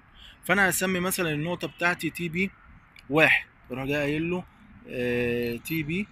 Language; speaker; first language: Arabic; native; Arabic